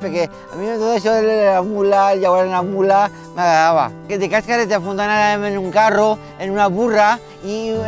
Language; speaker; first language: Catalan; non-native, local second language; Spanish